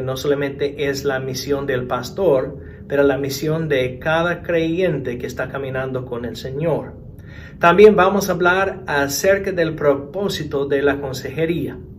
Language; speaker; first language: Spanish; non-native, fluent; English